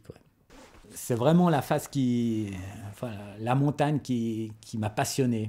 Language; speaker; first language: French; native; French